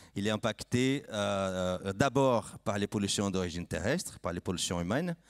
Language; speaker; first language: French; non-native, fluent; Portuguese